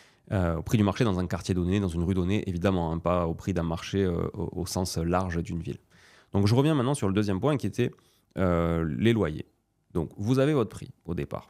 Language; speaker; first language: French; native; French